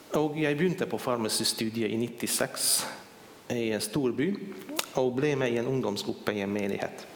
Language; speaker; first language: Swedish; non-native, fluent; Hungarian